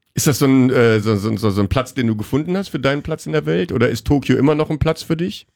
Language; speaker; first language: German; native; German